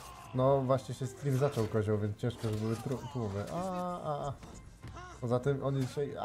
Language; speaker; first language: Polish; native; Polish